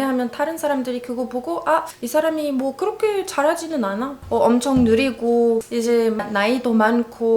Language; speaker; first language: Korean; non-native, fluent; Arabic